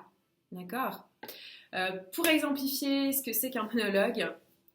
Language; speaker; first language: French; native; French